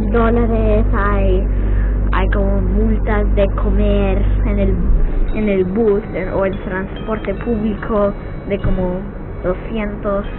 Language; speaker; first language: Spanish; early bilingual, heritage; English